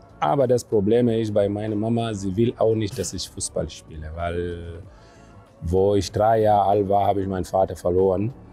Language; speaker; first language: German; non-native, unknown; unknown